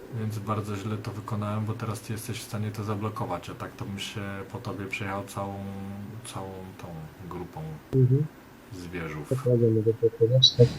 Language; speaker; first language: Polish; native; Polish